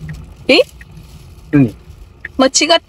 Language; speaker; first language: Japanese; non-native, fluent; Filipino